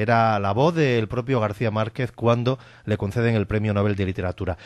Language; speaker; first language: Spanish; native; Spanish